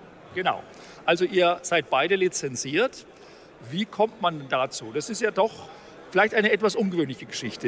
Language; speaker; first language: German; native; German